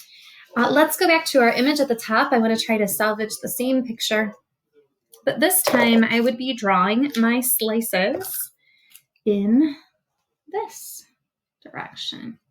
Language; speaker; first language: English; native; English